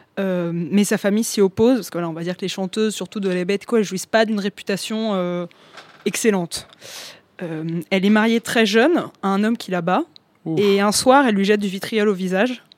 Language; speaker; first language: French; native; French